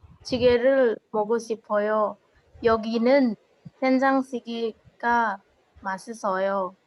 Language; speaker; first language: Korean; non-native, learner; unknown